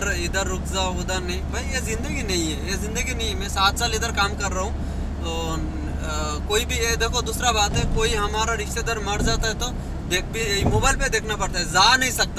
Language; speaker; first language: Hindi; non-native, fluent; Bangla